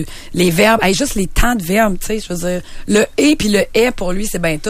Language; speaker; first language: French; native; French